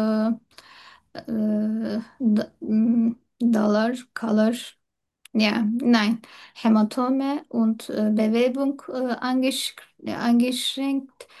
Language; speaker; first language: German; non-native, learner; Turkish